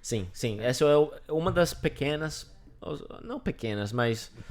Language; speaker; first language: Portuguese; non-native, fluent; English